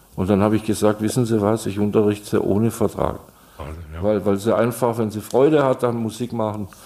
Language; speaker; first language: German; non-native, fluent; Czech